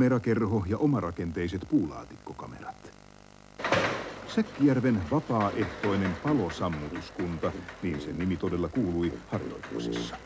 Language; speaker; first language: Finnish; native; Finnish